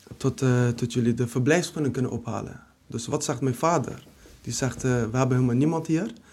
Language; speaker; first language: Dutch; early bilingual, other home language; Kurdish